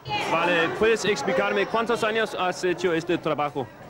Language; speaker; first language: Spanish; non-native, learner; Danish